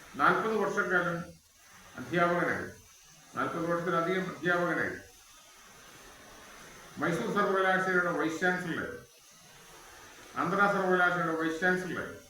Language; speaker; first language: Malayalam; native; Malayalam